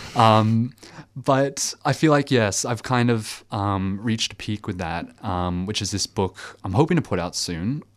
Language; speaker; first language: English; early bilingual, other home language; French